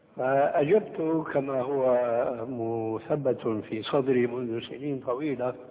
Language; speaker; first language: Arabic; early bilingual, other home language; Albanian